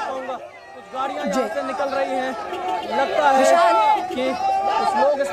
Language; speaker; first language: Hindi; native; Hindi